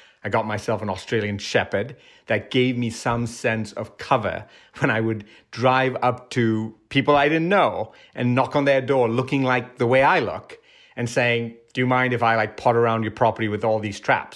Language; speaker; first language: English; non-native, local second language; Tamil